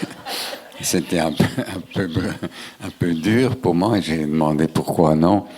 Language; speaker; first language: French; non-native, local second language; German